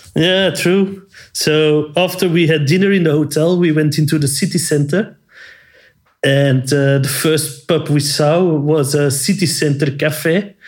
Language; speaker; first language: English; non-native, fluent; Dutch